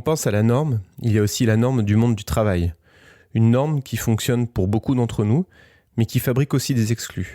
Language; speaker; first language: French; native; French